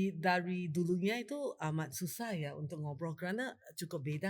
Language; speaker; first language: Indonesian; non-native, fluent; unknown